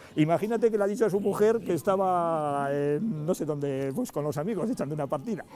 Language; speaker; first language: Spanish; native; Spanish